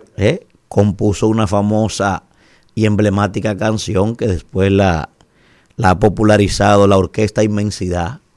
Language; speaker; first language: Spanish; native; Spanish